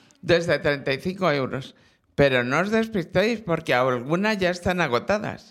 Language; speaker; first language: Spanish; native; Spanish